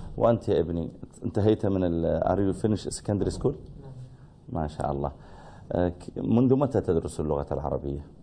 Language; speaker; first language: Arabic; native; Arabic